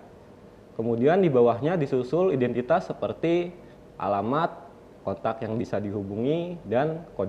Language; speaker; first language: Indonesian; native; Indonesian